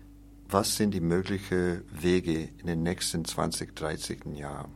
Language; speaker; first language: German; non-native, learner; English